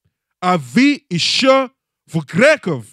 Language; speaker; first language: Russian; non-native, learner; English